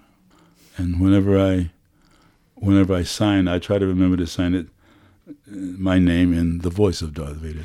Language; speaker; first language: English; native; English